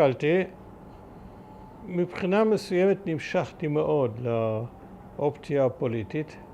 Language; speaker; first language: Hebrew; early bilingual, other home language; German